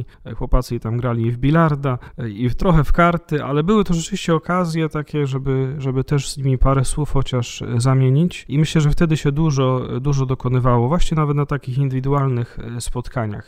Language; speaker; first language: Polish; native; Polish